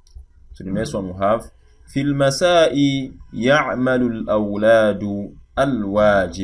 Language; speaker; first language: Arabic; non-native, fluent; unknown